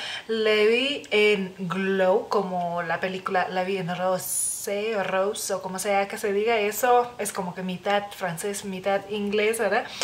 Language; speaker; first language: Spanish; non-native, fluent; Lithuanian